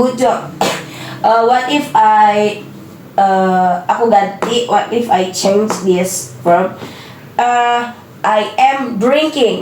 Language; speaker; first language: English; non-native, learner; Indonesian